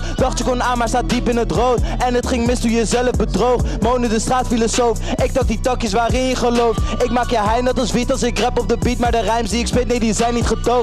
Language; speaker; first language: Dutch; native; Dutch